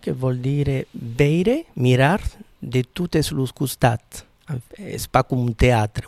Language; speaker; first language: French; non-native, fluent; Italian